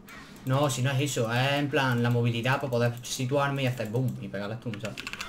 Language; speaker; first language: Spanish; native; Spanish